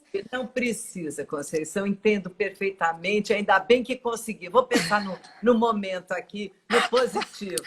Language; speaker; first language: Portuguese; native; Portuguese